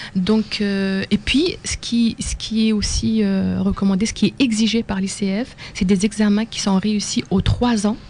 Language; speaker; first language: French; non-native, local second language; Arabic